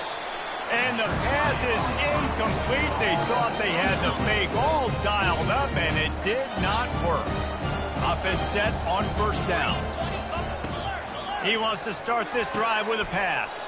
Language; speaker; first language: English; native; English